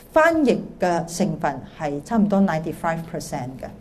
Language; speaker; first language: Cantonese; early bilingual, heritage; Cantonese